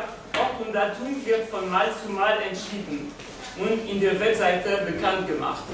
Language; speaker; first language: German; non-native, fluent; French